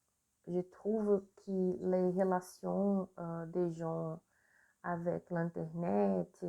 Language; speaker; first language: French; non-native, learner; Portuguese